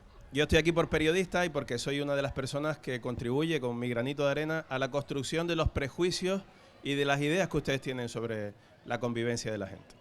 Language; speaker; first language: Spanish; native; Spanish